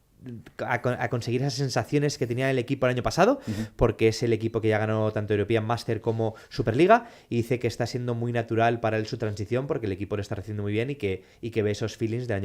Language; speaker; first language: Spanish; native; Spanish